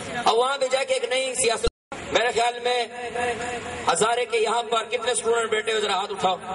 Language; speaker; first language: Urdu; non-native, local second language; Pashto